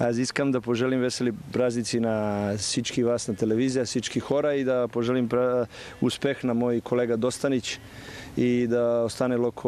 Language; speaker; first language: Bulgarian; non-native, learner; Bosnian